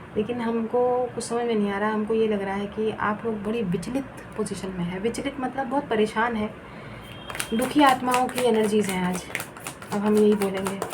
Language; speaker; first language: Hindi; non-native, local second language; Bangla